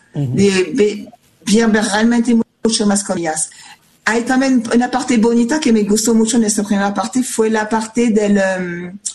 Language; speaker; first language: Spanish; non-native, fluent; French